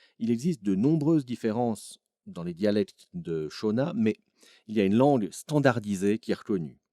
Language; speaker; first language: French; native; French